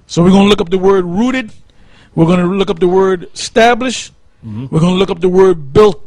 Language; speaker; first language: English; native; English